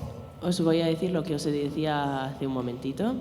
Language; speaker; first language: Spanish; native; Spanish